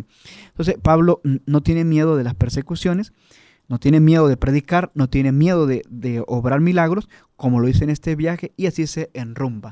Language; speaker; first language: Spanish; native; Spanish